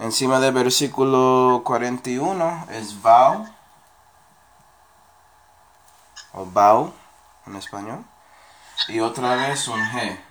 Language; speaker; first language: Spanish; non-native, fluent; English